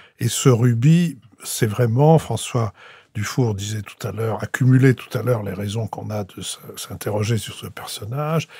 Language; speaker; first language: French; native; French